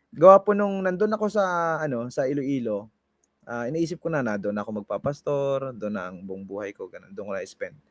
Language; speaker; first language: Filipino; non-native, local second language; Hiligaynon